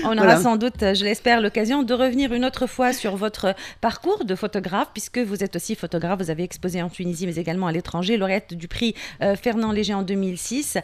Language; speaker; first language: French; non-native, local second language; Arabic